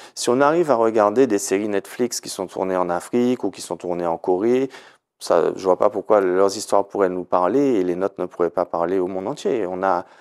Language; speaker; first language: French; native; French